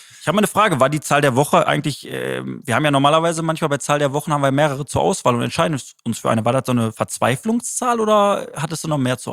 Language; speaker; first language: German; native; German